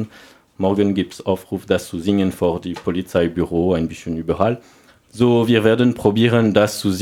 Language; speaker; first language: German; non-native, learner; French